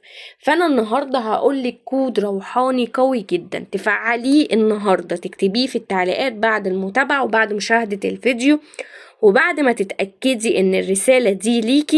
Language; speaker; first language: Arabic; native; Arabic